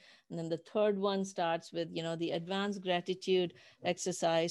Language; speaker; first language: English; non-native, local second language; Urdu